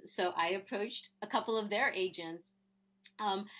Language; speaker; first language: English; early bilingual, other home language; Spanish